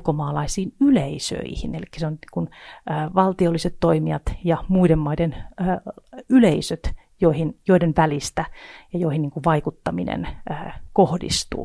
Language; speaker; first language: Finnish; native; Finnish